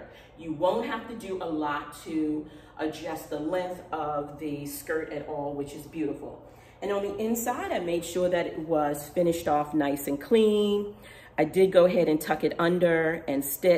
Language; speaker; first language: English; native; English